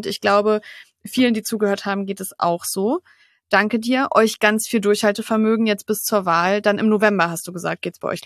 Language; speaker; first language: German; native; German